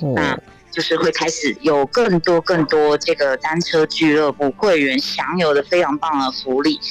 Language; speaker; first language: Chinese; native; Chinese